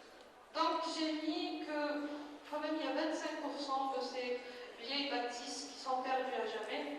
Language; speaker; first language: French; non-native, local second language; Arabic